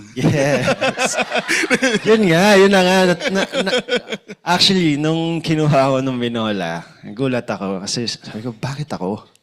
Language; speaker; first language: Filipino; native; Filipino